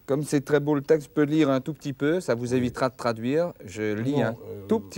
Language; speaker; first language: French; native; French